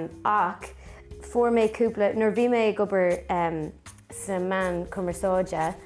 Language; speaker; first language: Irish; non-native, local second language; English